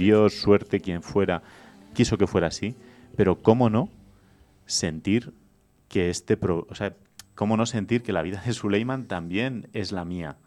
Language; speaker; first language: Spanish; native; Spanish